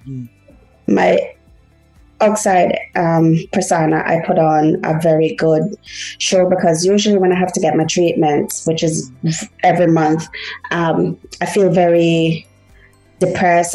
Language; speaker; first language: English; early bilingual, other home language; Haitian Creole